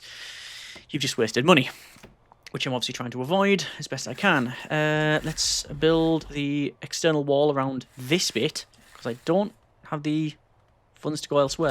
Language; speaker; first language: English; native; English